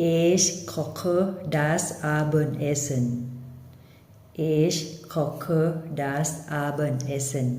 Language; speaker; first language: German; non-native, fluent; Thai